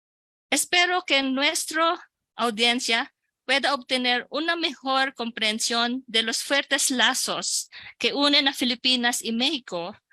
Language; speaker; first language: Spanish; non-native, local second language; Filipino